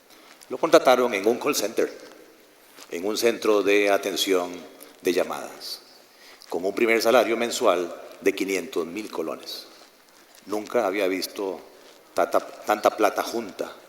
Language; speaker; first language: Spanish; native; Spanish